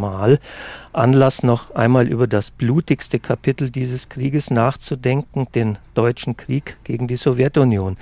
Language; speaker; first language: German; native; German